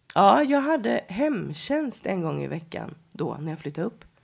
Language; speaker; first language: Swedish; native; Swedish